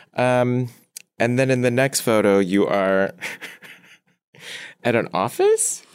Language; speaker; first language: English; early bilingual, other home language; Korean